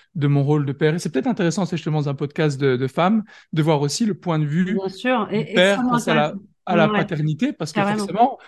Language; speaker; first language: French; native; French